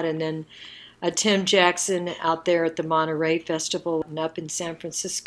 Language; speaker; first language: English; native; English